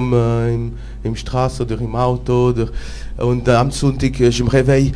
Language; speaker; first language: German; non-native, local second language; French